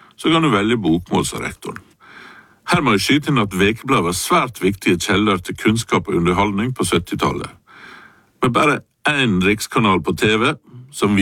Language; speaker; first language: Norwegian; non-native, fluent; English